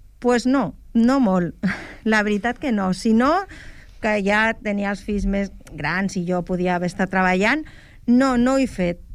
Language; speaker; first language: Catalan; non-native, local second language; Spanish